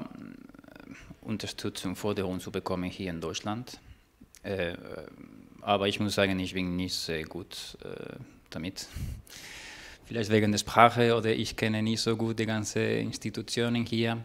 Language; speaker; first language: German; non-native, fluent; Spanish